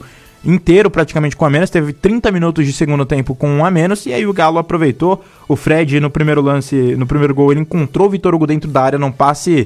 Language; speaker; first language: Portuguese; native; Portuguese